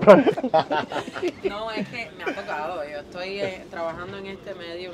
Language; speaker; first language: Spanish; native; Spanish